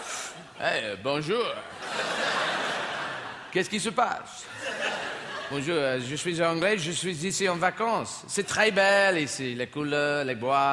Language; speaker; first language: French; non-native, learner; English